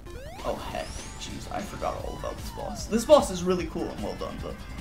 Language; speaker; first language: English; native; English